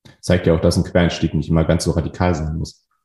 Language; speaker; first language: German; native; German